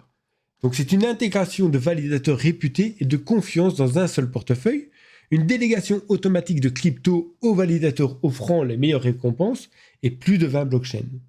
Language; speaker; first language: French; native; French